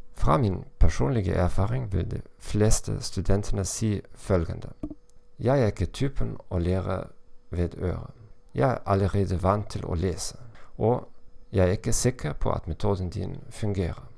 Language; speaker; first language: Norwegian; non-native, learner; German